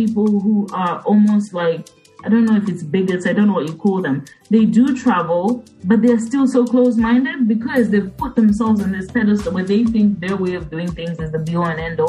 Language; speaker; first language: English; non-native, local second language; Bemba